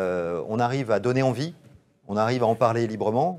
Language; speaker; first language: French; native; French